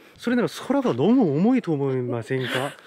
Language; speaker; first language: Japanese; non-native, fluent; Korean